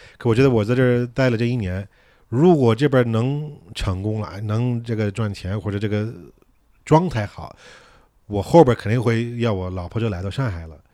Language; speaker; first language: Chinese; non-native, fluent; English